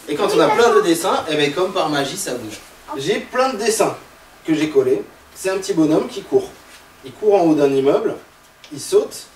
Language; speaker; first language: French; native; French